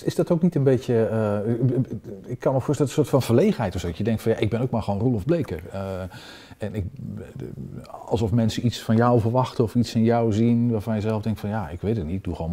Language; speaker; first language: Dutch; native; Dutch